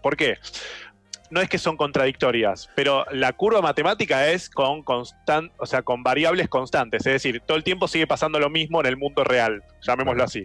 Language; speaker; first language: Spanish; native; Spanish